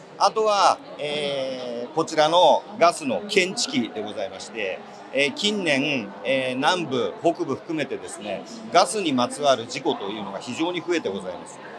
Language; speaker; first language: Japanese; native; Japanese